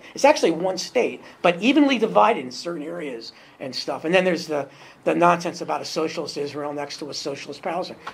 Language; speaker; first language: English; native; English